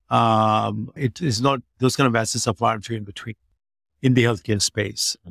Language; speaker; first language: English; non-native, local second language; Hindi